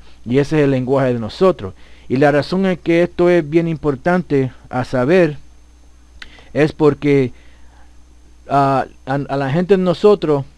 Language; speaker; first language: Spanish; early bilingual, heritage; Spanish